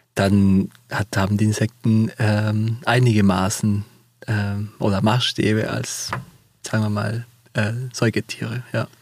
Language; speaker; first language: German; non-native, fluent; Spanish